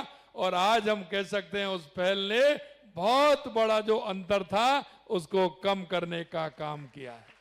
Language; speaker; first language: Hindi; native; Hindi